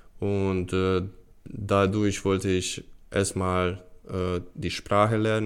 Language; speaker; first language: German; non-native, fluent; Bosnian